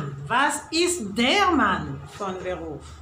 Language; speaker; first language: German; non-native, fluent; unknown